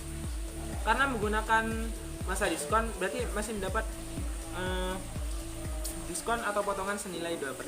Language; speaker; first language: Indonesian; native; Indonesian